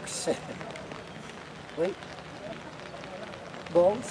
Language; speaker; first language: French; non-native, learner; English